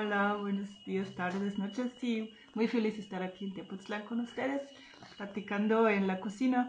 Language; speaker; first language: Spanish; non-native, fluent; German